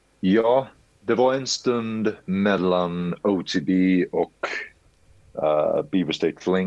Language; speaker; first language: Swedish; early bilingual, heritage; Swedish